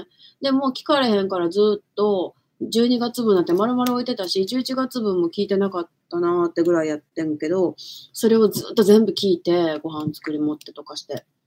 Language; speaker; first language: Japanese; native; Japanese